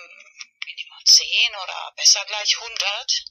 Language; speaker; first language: German; non-native, fluent; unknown